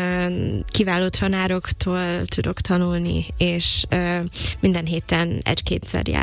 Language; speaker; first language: Hungarian; non-native, fluent; English